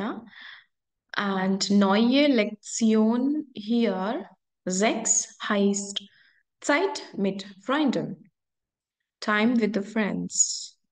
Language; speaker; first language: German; non-native, fluent; Hindi